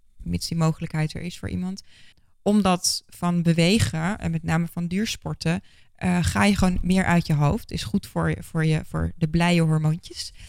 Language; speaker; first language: Dutch; native; Dutch